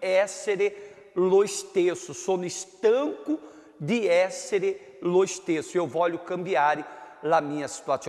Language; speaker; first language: Italian; non-native, fluent; Portuguese